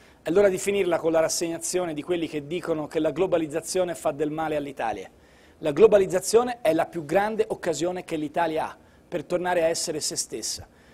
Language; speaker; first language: Italian; native; Italian